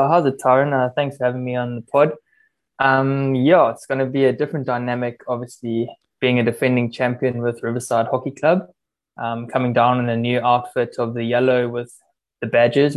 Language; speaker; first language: English; native; English